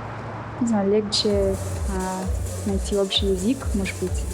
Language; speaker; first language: Russian; non-native, fluent; English